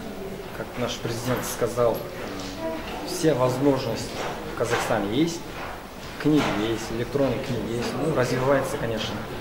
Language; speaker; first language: Russian; non-native, local second language; Kazakh